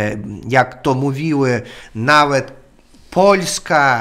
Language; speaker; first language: Polish; non-native, learner; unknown